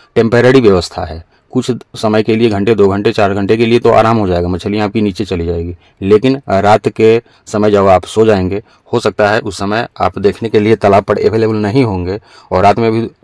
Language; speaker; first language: Hindi; native; Hindi